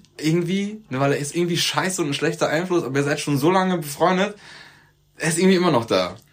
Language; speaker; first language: German; early bilingual, other home language; Turkish